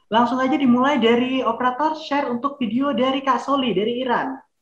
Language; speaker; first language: Indonesian; native; Indonesian